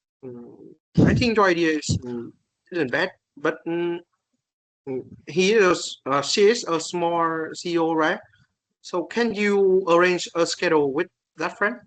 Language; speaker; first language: English; non-native, learner; Vietnamese